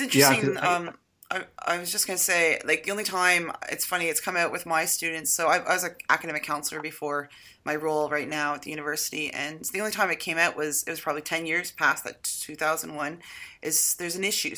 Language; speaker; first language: English; native; English